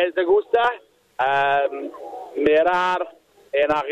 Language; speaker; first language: Spanish; non-native, learner; English